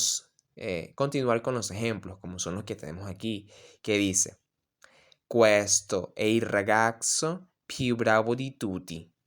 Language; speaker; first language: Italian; non-native, learner; Spanish